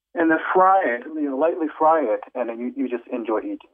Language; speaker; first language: English; non-native, fluent; Japanese